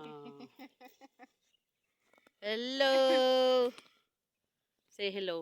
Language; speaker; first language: English; non-native, learner; Filipino